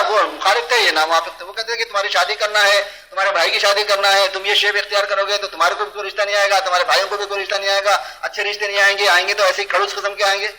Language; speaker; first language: Urdu; native; Urdu